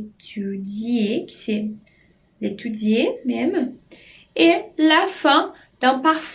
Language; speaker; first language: French; non-native, fluent; Portuguese